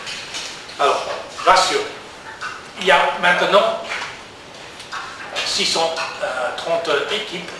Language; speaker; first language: French; non-native, learner; English